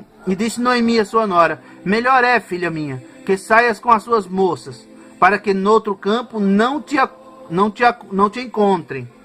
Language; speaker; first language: Portuguese; native; Portuguese